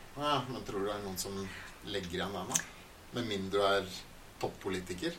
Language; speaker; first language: Norwegian; native; Norwegian